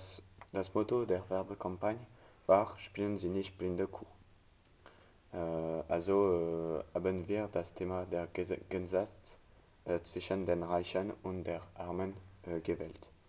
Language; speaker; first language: German; non-native, learner; French